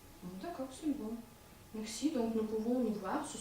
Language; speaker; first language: French; non-native, fluent; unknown